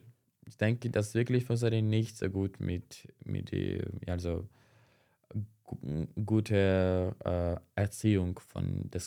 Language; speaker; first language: German; non-native, fluent; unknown